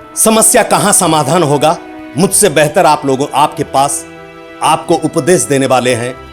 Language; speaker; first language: Hindi; non-native, local second language; Odia